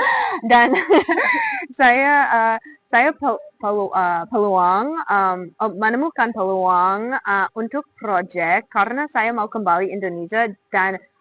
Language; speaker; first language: Indonesian; non-native, fluent; English